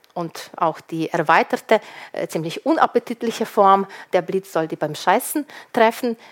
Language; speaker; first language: German; early bilingual, other home language; Ukrainian